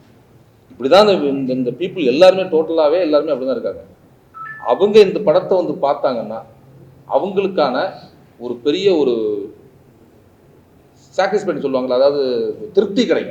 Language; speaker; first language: Tamil; native; Tamil